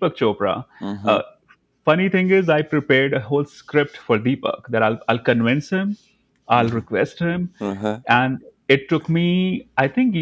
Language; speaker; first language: English; non-native, local second language; Hindi